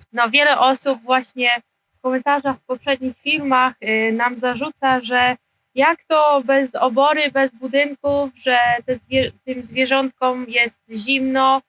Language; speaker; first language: Polish; early bilingual, heritage; Polish